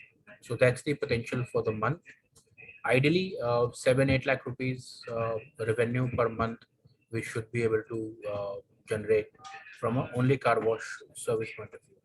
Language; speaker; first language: English; non-native, local second language; Hindi